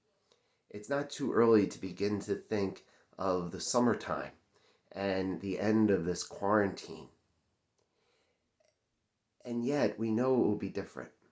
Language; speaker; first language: English; native; English